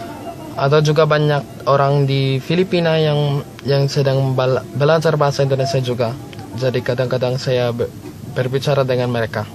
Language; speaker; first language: Indonesian; non-native, learner; Filipino